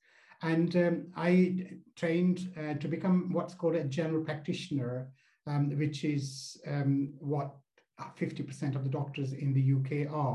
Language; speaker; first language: English; non-native, local second language; Punjabi